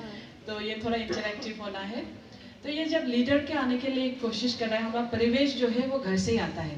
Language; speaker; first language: Hindi; non-native, local second language; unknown